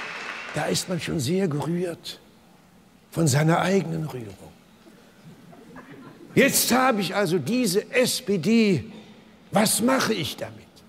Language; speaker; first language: German; native; German